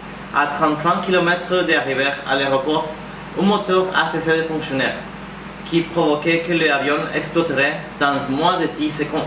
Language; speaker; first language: French; non-native, learner; Spanish